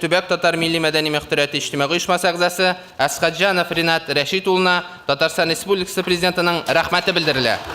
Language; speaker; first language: Tatar; native; Tatar